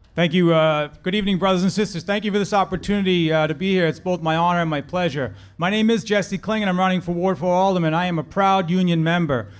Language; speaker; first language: English; native; English